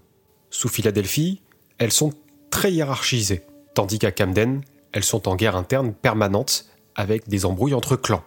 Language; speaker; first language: French; native; French